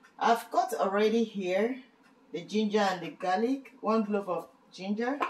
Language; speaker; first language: English; non-native, local second language; Igbo